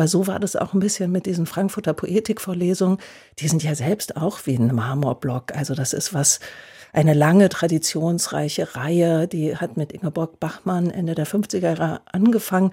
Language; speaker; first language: German; native; German